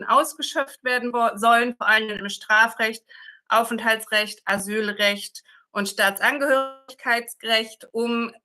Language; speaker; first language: German; native; German